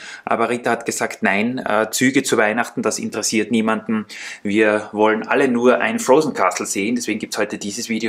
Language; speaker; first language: German; native; German